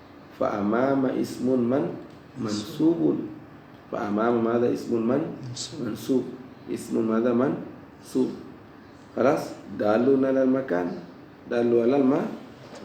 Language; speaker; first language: Arabic; non-native, fluent; Indonesian